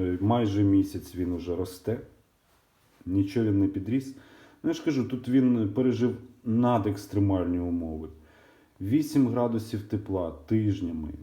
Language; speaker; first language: Ukrainian; native; Ukrainian